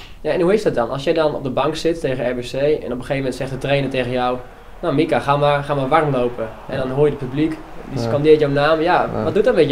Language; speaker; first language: Dutch; native; Dutch